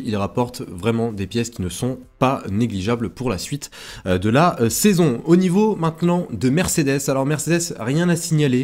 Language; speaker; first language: French; native; French